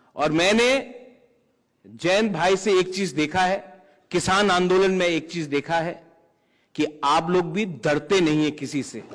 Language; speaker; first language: Hindi; non-native, local second language; Kok Borok